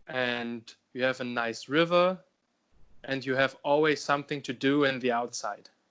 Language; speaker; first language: English; non-native, fluent; German